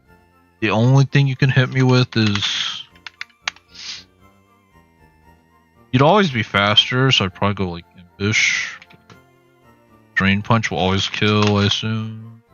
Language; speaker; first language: English; native; English